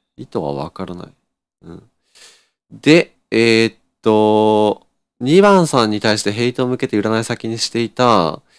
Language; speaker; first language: Japanese; native; Japanese